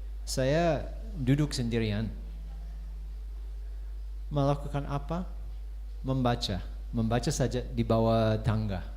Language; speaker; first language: Indonesian; non-native, fluent; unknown